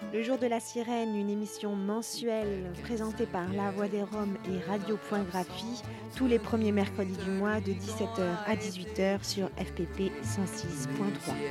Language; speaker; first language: French; native; French